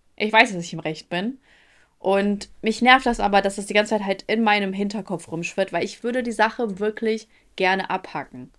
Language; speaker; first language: German; early bilingual, other home language; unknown